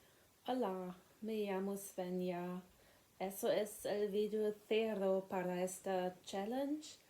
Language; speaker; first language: Spanish; non-native, learner; German